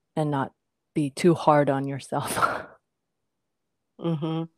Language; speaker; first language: English; non-native, fluent; Japanese